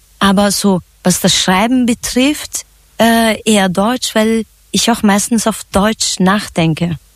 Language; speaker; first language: German; early bilingual, other home language; Turkish